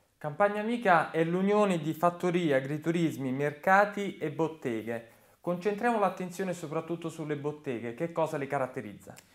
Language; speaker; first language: Italian; native; Italian